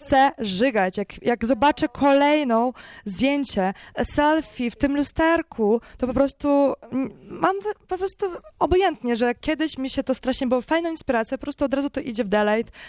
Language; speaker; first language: Polish; non-native, learner; Ukrainian